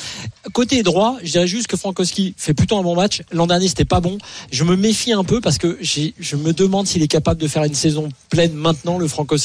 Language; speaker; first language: French; native; French